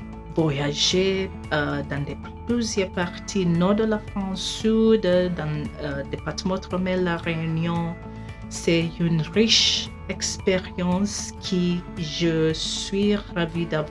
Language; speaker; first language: French; non-native, fluent; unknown